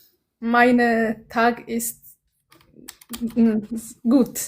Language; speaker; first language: German; non-native, learner; Amharic